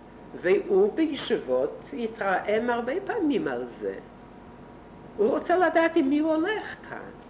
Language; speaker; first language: Hebrew; non-native, fluent; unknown